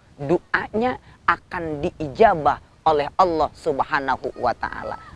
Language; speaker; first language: Indonesian; non-native, local second language; Sundanese